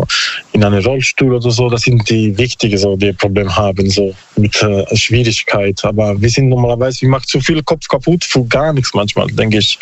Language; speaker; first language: German; non-native, learner; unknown